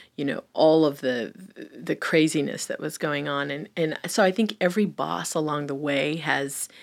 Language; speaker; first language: English; early bilingual, other home language; Filipino